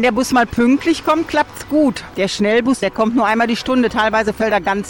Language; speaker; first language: German; native; German